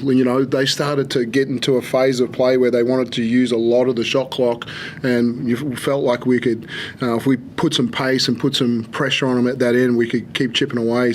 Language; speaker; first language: English; native; English